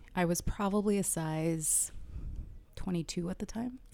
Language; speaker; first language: English; early bilingual, other home language; Arabic